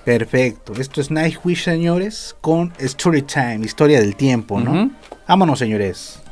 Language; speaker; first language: Spanish; native; Spanish